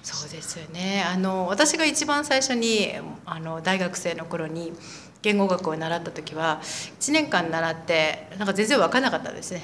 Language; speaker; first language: Japanese; native; Japanese